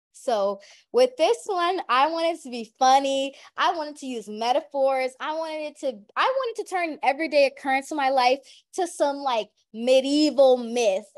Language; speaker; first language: English; native; English